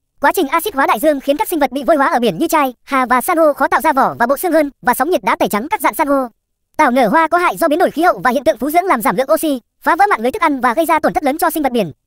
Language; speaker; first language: Vietnamese; native; Vietnamese